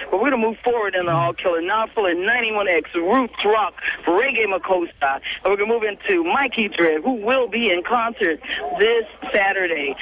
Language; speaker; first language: English; non-native, learner; Spanish